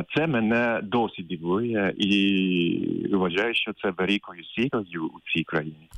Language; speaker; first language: Ukrainian; non-native, fluent; Japanese